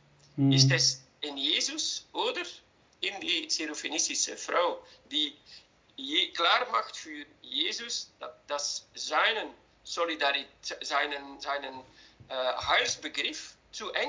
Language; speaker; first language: German; non-native, fluent; Dutch